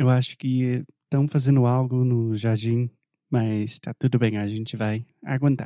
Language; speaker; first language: Portuguese; non-native, fluent; English